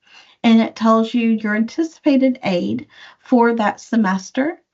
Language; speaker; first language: English; native; English